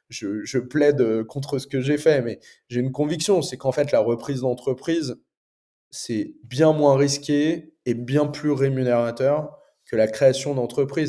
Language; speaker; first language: French; native; French